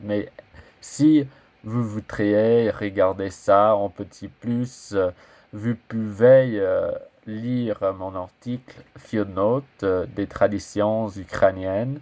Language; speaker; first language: French; non-native, learner; English